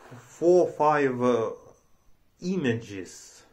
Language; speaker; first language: English; non-native, learner; Romanian